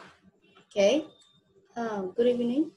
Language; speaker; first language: English; non-native, fluent; Vietnamese